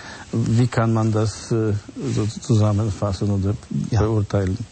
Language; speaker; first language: German; non-native, fluent; Polish